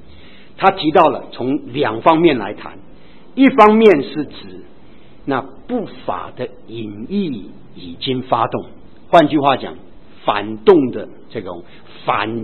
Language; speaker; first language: Chinese; native; Chinese